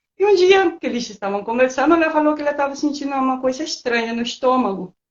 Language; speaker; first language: Portuguese; non-native, fluent; Spanish